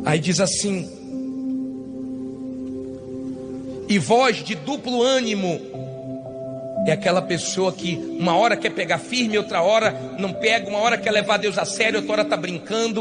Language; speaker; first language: Portuguese; native; Portuguese